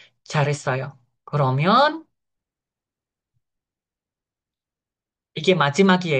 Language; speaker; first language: Korean; non-native, fluent; Indonesian